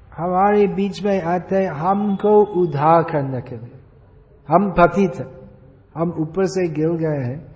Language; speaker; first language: Hindi; non-native, fluent; English